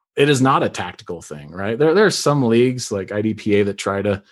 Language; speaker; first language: English; native; English